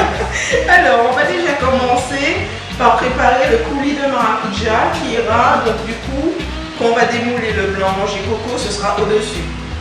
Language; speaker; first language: French; native; French